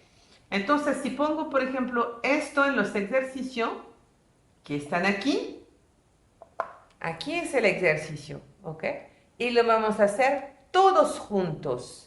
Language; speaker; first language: Spanish; non-native, fluent; French